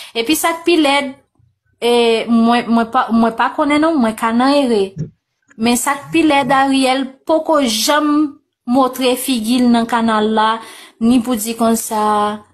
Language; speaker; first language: Haitian Creole; non-native, fluent; Portuguese